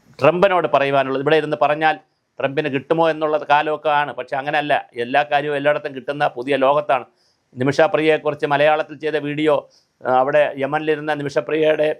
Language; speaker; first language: Malayalam; native; Malayalam